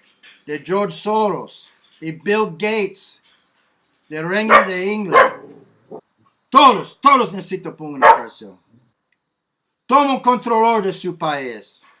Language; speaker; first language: Spanish; non-native, learner; English